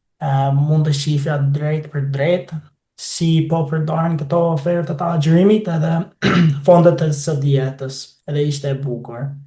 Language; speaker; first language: Albanian; non-native, fluent; English